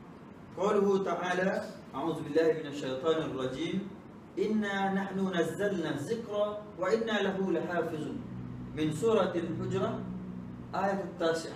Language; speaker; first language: Arabic; non-native, learner; Malay